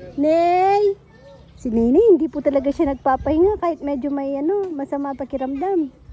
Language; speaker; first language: Filipino; non-native, local second language; Pampanga